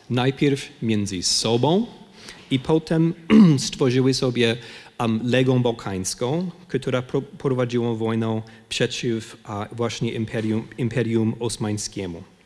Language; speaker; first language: Polish; non-native, fluent; English